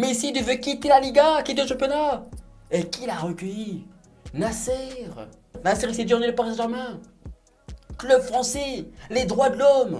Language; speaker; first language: French; native; French